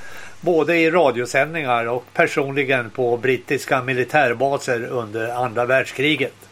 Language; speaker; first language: Swedish; native; Swedish